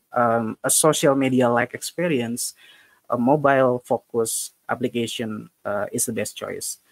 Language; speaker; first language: English; non-native, fluent; Indonesian